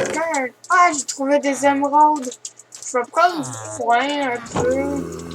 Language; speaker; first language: French; native; French